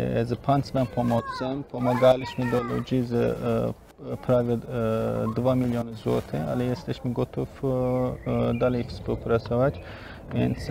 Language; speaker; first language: Polish; non-native, learner; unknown